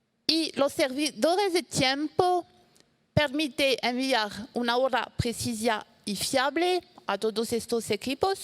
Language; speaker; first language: Spanish; non-native, fluent; French